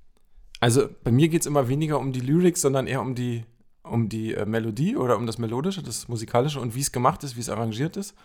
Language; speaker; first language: German; native; German